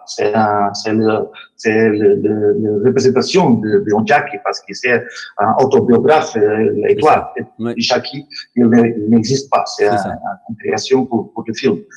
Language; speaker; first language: French; non-native, learner; Portuguese